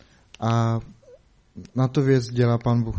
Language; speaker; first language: Czech; non-native, learner; Mongolian